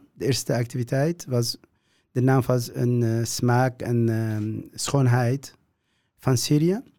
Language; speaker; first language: Dutch; non-native, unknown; Kurdish